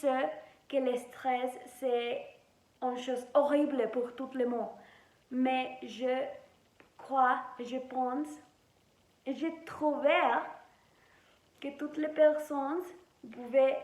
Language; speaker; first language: French; non-native, learner; Spanish